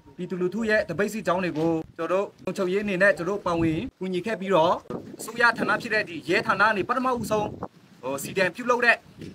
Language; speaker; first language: Burmese; non-native, local second language; Western Kayah